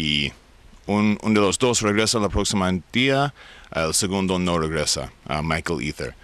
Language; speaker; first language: Spanish; non-native, learner; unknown